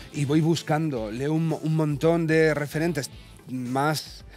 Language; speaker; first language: Spanish; native; Spanish